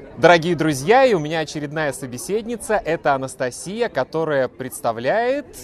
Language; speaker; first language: Russian; native; Russian